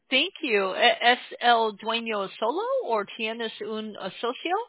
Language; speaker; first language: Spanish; non-native, learner; English